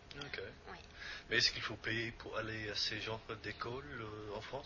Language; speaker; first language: French; non-native, fluent; English